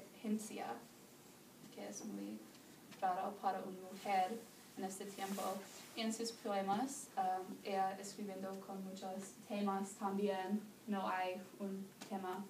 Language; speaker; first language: Spanish; non-native, learner; English